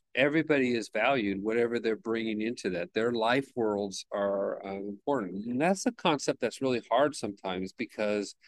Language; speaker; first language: English; native; English